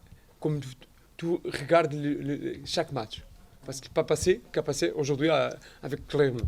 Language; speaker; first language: French; non-native, learner; Portuguese